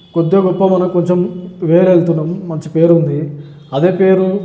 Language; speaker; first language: Telugu; native; Telugu